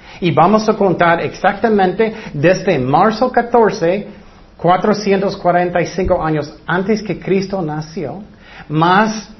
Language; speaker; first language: Spanish; non-native, fluent; English